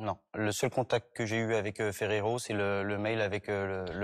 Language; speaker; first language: French; native; French